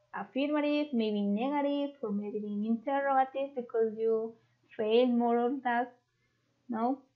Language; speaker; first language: English; non-native, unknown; Spanish